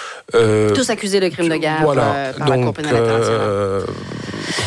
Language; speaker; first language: French; native; French